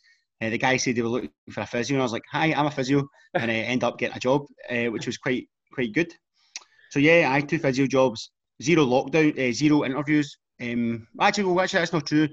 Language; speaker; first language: English; native; English